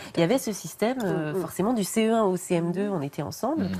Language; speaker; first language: French; native; French